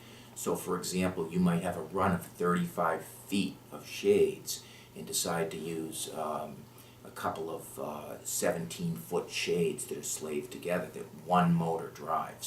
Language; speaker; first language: English; native; English